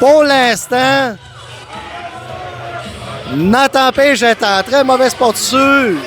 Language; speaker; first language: French; native; French